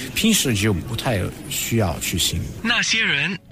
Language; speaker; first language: Chinese; non-native, fluent; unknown